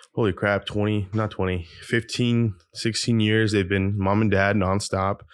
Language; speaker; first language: English; early bilingual, other home language; Spanish